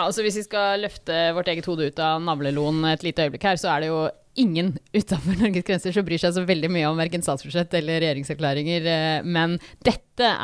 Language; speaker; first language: Norwegian; native; Norwegian